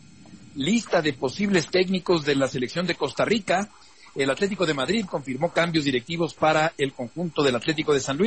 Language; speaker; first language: Spanish; native; Spanish